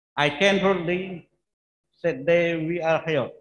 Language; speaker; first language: English; non-native, fluent; Indonesian